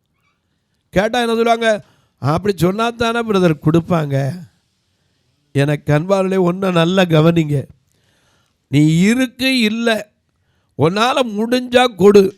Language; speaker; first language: Tamil; native; Tamil